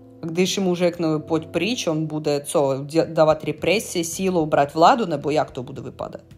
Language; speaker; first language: Czech; non-native, learner; Russian